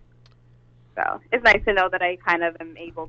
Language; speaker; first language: English; native; English